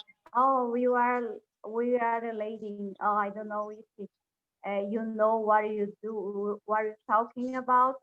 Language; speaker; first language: English; non-native, learner; Portuguese